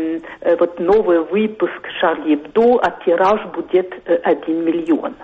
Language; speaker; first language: Russian; non-native, fluent; French